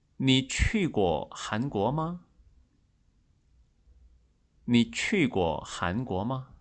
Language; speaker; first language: Chinese; non-native, fluent; Korean